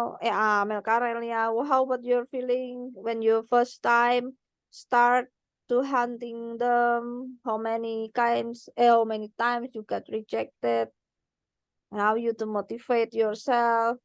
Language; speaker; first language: English; non-native, learner; Indonesian